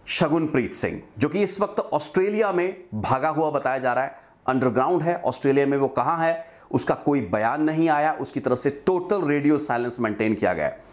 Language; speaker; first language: Hindi; non-native, local second language; Punjabi